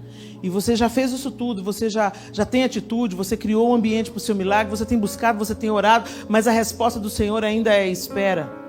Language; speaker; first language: Portuguese; native; Portuguese